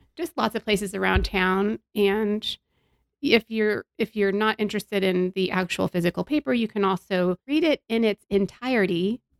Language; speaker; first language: English; native; English